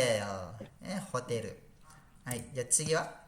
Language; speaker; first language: Japanese; non-native, fluent; Malay